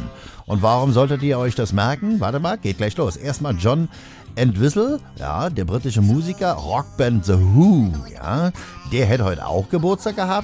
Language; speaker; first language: German; native; German